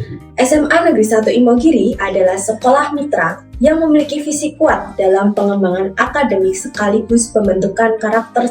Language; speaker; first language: Indonesian; native; Indonesian